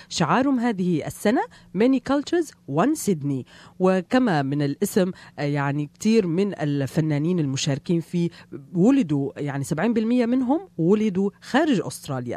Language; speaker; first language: Arabic; native; Arabic